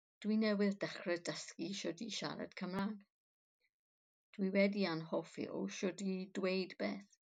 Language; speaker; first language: Welsh; non-native, learner; English